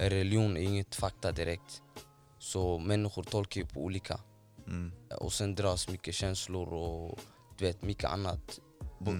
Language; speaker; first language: Swedish; non-native, fluent; Somali